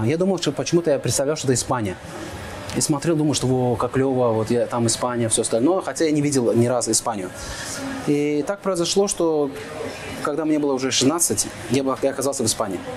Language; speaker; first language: Russian; non-native, fluent; Azerbaijani